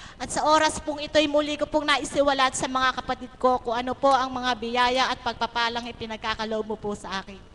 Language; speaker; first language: Filipino; native; Filipino